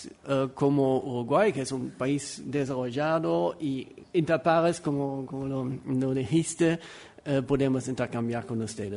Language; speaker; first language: Spanish; non-native, fluent; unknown